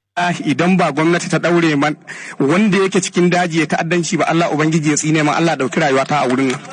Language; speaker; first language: Hausa; non-native, local second language; Fula